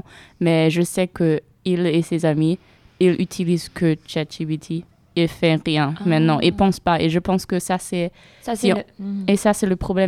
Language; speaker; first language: French; non-native, learner; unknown